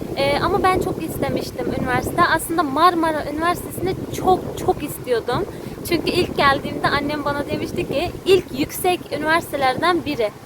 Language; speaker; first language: Turkish; early bilingual, heritage; Uzbek